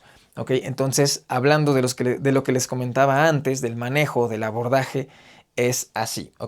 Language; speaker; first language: Spanish; native; Spanish